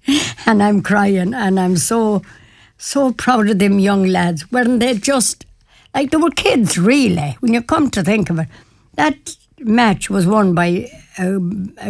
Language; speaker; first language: English; native; English